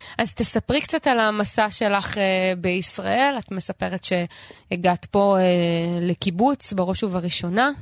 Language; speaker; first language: Hebrew; native; Hebrew